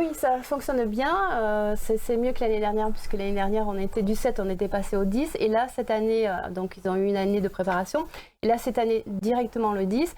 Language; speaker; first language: French; native; French